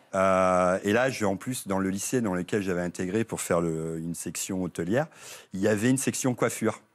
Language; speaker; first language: French; native; French